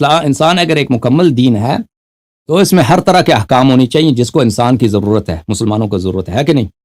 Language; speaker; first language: Urdu; non-native, fluent; Persian